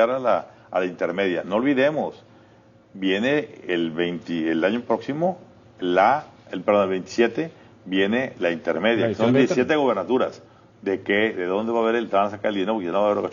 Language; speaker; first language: Spanish; native; Spanish